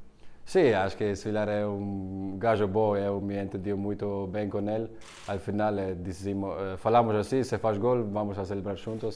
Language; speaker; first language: Portuguese; non-native, learner; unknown